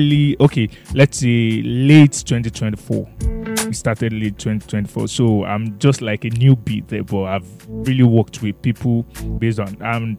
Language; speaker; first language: English; non-native, local second language; Yoruba